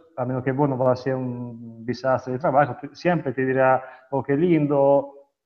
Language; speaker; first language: Spanish; non-native, learner; Italian